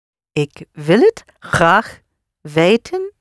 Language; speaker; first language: Dutch; non-native, learner; English